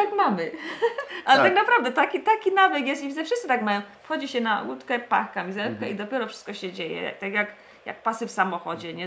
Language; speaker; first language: Polish; native; Polish